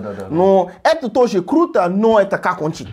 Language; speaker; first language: Russian; non-native, learner; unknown